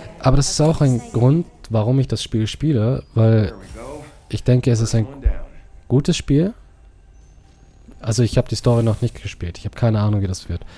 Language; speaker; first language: German; non-native, learner; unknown